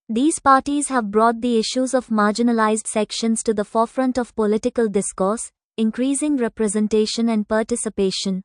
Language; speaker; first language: English; non-native, local second language; Tamil